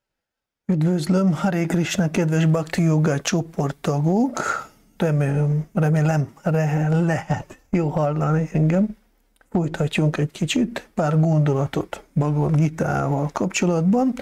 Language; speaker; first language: Hungarian; non-native, fluent; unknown